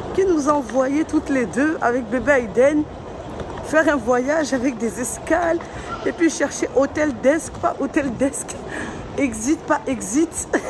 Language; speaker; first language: French; early bilingual, other home language; Fula